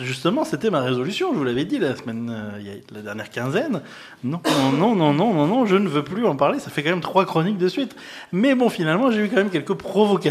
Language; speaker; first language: French; native; French